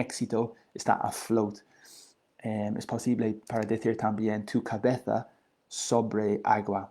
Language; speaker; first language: Spanish; non-native, learner; English